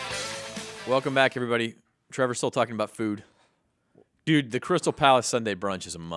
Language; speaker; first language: English; native; English